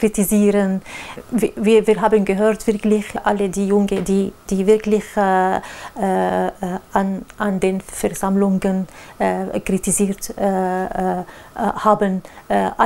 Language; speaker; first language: German; non-native, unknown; Arabic